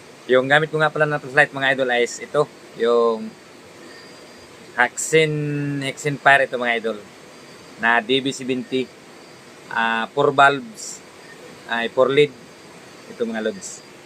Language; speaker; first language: Filipino; non-native, local second language; Cebuano